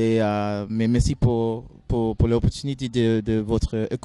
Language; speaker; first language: French; non-native, learner; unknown